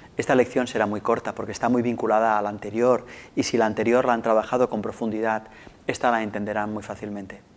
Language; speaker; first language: Spanish; non-native, local second language; Catalan